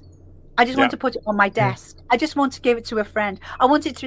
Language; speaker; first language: English; native; English